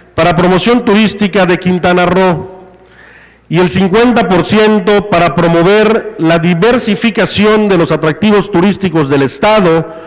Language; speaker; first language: Spanish; native; Spanish